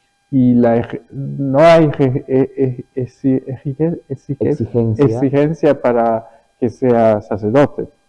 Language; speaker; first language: Spanish; early bilingual, other home language; German